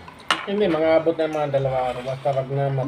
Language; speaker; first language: Filipino; non-native, learner; Punjabi